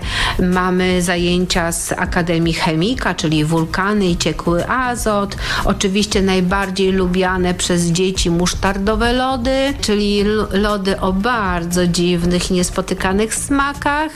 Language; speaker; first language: Polish; native; Polish